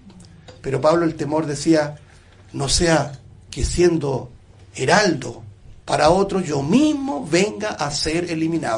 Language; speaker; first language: Spanish; native; Spanish